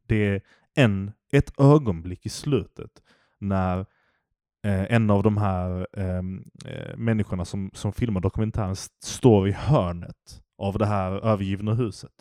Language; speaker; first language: Swedish; early bilingual, other home language; Turkish